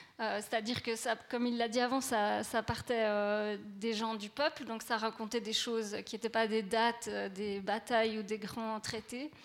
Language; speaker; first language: French; native; French